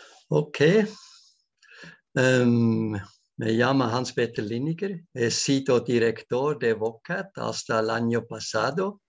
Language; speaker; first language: Spanish; non-native, learner; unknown